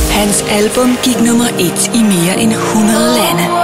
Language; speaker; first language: Danish; native; Danish